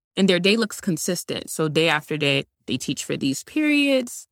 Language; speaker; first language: English; early bilingual, other home language; Haitian Creole